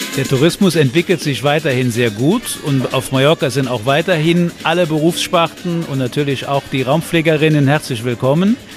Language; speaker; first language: German; native; German